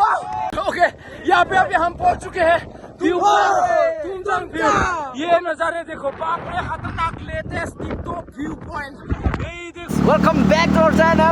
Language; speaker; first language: Hindi; non-native, local second language; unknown